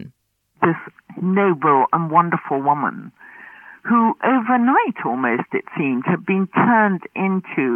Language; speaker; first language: English; native; English